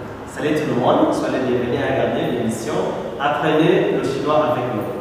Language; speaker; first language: French; non-native, local second language; Rundi